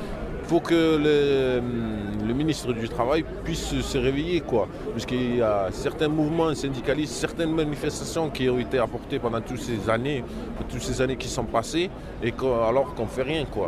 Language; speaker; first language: French; native; French